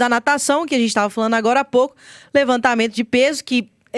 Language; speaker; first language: Portuguese; native; Portuguese